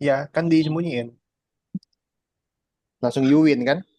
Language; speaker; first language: Indonesian; native; Indonesian